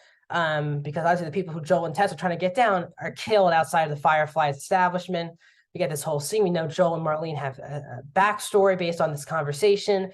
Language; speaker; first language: English; native; English